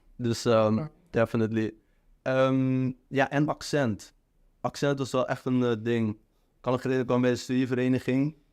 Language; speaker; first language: Dutch; non-native, local second language; Papiamento